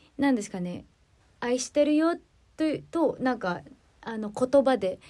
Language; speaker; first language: Japanese; non-native, fluent; Filipino